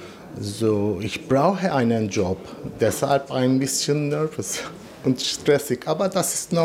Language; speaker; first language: German; non-native, learner; Turkish